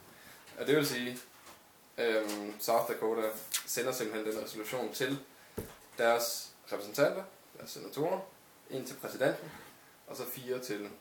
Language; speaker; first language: Danish; native; Danish